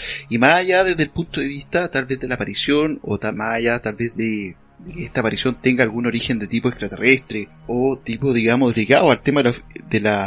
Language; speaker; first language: Spanish; native; Spanish